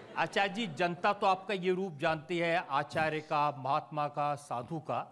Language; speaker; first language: Hindi; native; Hindi